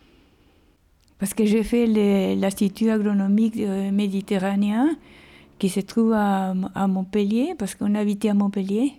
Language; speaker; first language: French; non-native, fluent; Spanish